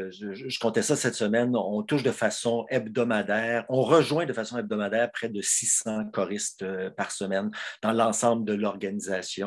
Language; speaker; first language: French; native; French